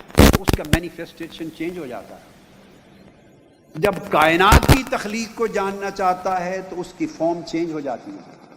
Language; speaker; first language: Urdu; non-native, local second language; Punjabi